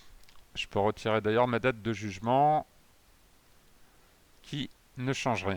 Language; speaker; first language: French; native; French